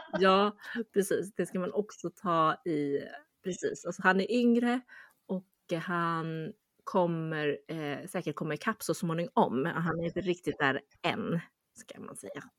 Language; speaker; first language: Swedish; early bilingual, other home language; Chinese